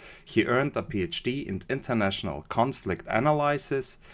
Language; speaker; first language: English; non-native, fluent; German